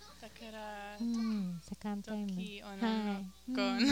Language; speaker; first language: Japanese; non-native, learner; English